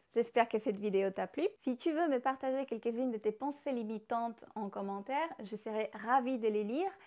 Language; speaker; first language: French; non-native, fluent; Spanish